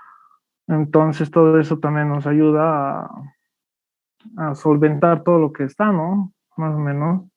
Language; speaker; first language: Spanish; native; Spanish